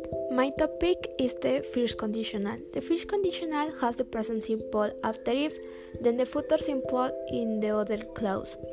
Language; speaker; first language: English; non-native, learner; Spanish